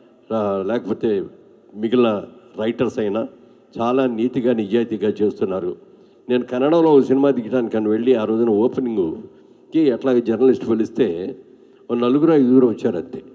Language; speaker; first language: Telugu; native; Telugu